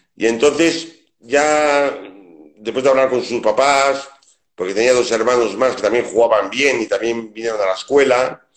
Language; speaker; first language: Spanish; native; Spanish